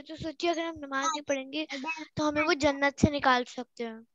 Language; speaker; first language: Hindi; native; Hindi